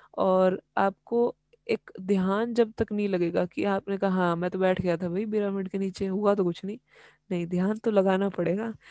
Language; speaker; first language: Hindi; native; Hindi